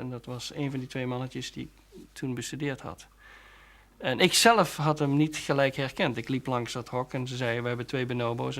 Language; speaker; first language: Dutch; native; Dutch